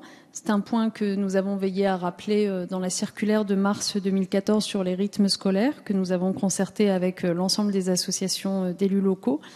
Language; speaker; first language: French; native; French